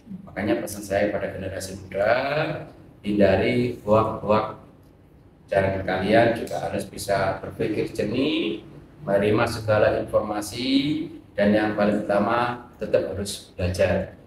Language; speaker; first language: Indonesian; native; Indonesian